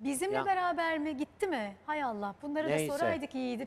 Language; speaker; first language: Turkish; native; Turkish